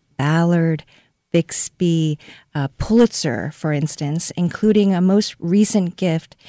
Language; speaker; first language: English; non-native, fluent; Korean